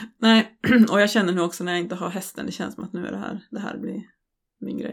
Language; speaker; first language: Swedish; native; Swedish